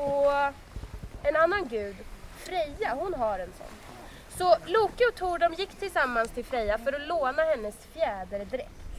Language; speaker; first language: Swedish; native; Swedish